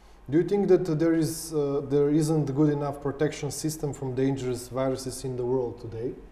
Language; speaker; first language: English; non-native, fluent; Macedonian